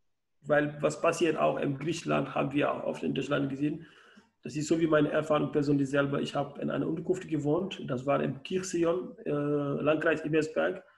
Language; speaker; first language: German; non-native, learner; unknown